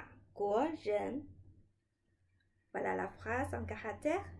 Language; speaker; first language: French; non-native, fluent; Chinese